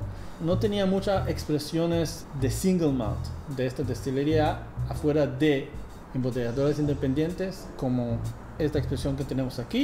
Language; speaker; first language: Spanish; non-native, fluent; English